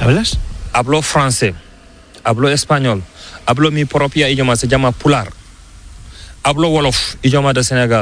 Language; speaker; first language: Spanish; non-native, learner; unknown